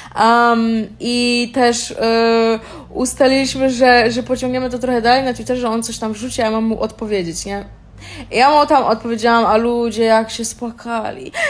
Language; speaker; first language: Polish; early bilingual, heritage; Polish